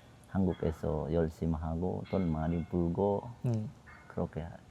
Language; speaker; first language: Korean; non-native, learner; Indonesian